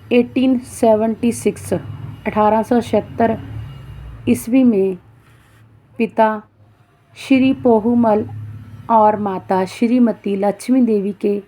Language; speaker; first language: Hindi; non-native, local second language; Punjabi